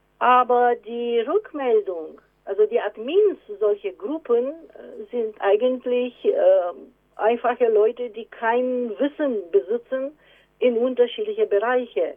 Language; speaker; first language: German; non-native, fluent; Romanian